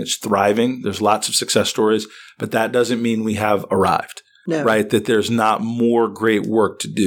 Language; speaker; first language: English; native; English